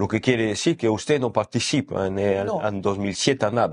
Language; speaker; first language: Spanish; non-native, learner; French